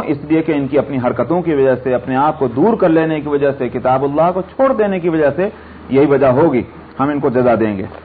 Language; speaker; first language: Urdu; native; Urdu